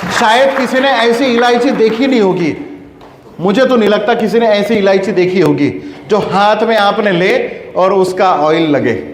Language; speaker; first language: Hindi; non-native, local second language; Kannada